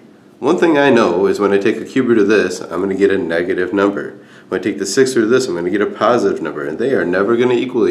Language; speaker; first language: English; native; English